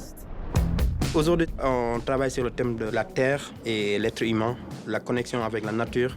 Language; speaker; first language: French; non-native, local second language; Wolof